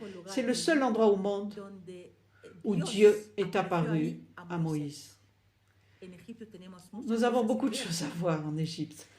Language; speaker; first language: French; non-native, fluent; Arabic